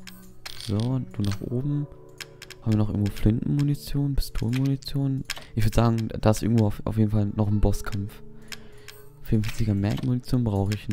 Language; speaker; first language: German; native; German